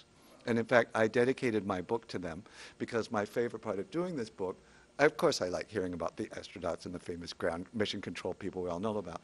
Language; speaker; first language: English; native; English